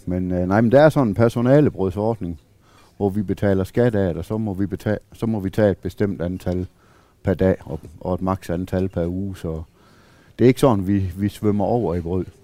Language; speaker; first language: Danish; native; Danish